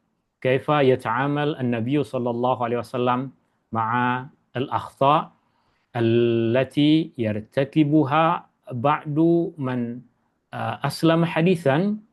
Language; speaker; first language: Arabic; non-native, fluent; Malay